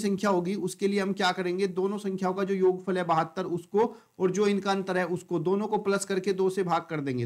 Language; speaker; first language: Hindi; native; Hindi